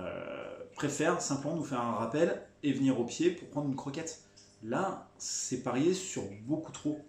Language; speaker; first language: French; native; French